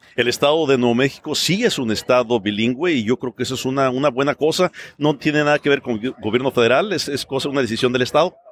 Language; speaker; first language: Spanish; non-native, fluent; English